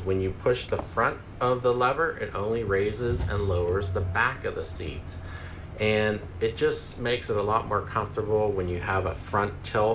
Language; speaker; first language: English; native; English